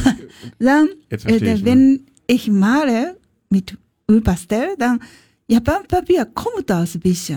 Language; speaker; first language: German; non-native, learner; Japanese